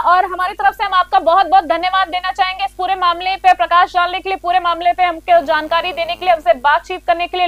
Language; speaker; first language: Hindi; native; Hindi